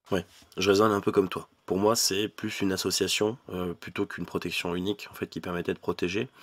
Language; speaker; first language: French; native; French